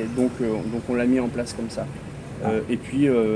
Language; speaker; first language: French; native; French